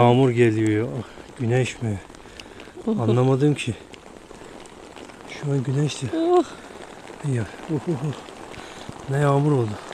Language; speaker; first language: Turkish; non-native, fluent; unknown